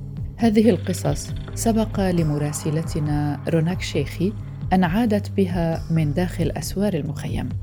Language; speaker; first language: Arabic; native; Arabic